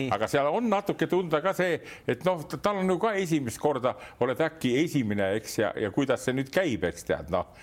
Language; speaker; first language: Estonian; native; Estonian